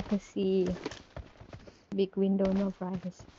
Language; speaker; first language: English; non-native, learner; Indonesian